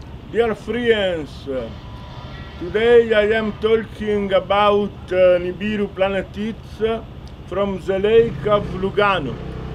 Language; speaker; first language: English; non-native, learner; Italian